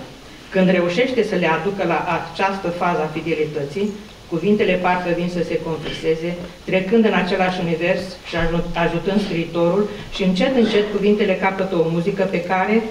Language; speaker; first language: Romanian; native; Romanian